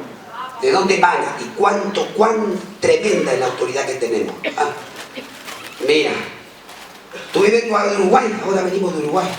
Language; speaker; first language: Spanish; native; Spanish